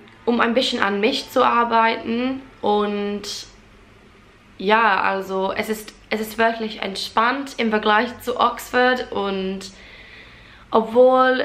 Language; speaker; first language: German; non-native, fluent; English